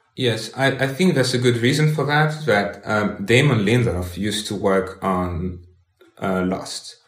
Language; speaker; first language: English; non-native, fluent; French